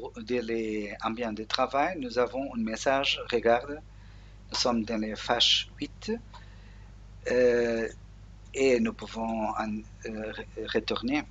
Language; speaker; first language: French; non-native, learner; Portuguese